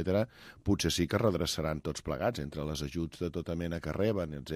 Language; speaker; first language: Catalan; native; Catalan